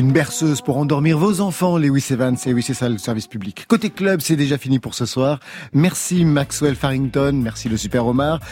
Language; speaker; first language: French; native; French